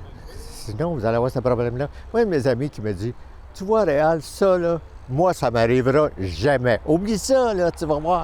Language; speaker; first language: French; native; French